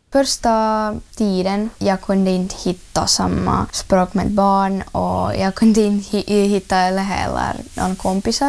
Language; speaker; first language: Swedish; non-native, learner; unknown